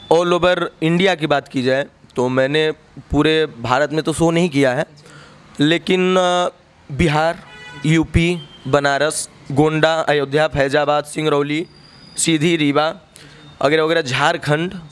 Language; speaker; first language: Hindi; native; Hindi